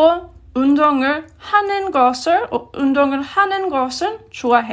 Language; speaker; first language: Korean; non-native, fluent; English